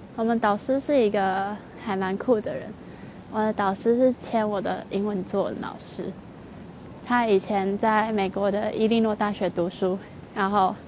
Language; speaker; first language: Chinese; native; Chinese